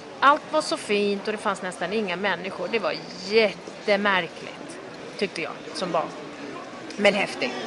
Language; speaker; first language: Swedish; early bilingual, other home language; Kurdish